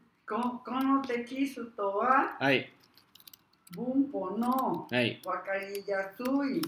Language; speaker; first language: Japanese; non-native, learner; Spanish